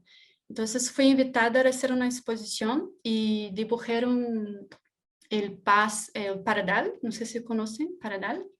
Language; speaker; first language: Spanish; non-native, learner; Portuguese